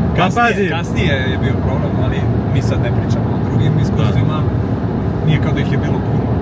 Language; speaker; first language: Serbian; native; Serbian